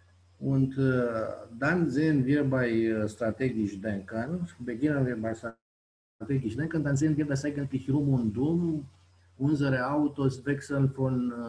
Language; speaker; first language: German; non-native, fluent; Romanian